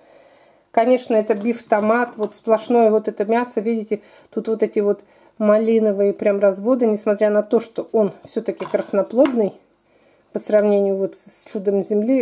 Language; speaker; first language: Russian; native; Russian